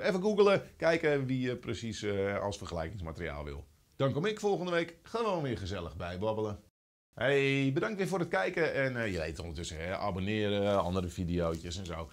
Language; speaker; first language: Dutch; native; Dutch